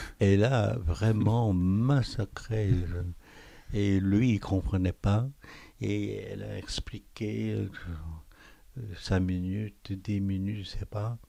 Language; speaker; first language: French; non-native, fluent; Korean